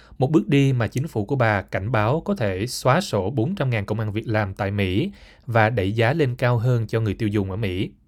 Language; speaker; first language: Vietnamese; native; Vietnamese